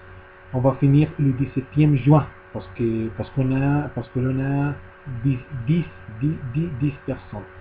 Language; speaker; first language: French; non-native, learner; Spanish